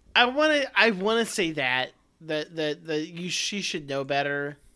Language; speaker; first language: English; native; English